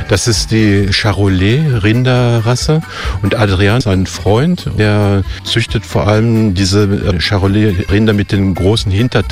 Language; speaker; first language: German; native; German